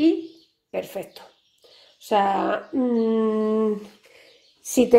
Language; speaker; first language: Spanish; native; Spanish